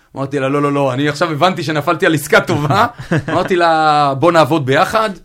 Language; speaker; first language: Hebrew; native; Hebrew